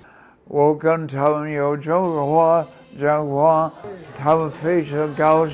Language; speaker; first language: Chinese; non-native, fluent; English